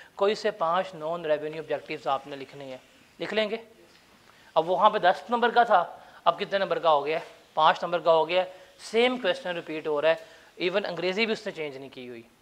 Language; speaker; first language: Urdu; non-native, local second language; Punjabi